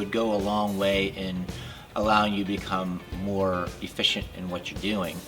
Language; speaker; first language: English; native; English